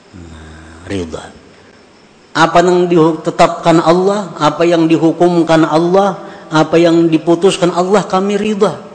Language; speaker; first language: Indonesian; non-native, local second language; Banjar